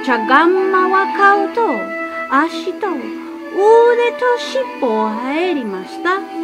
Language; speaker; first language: Japanese; non-native, learner; English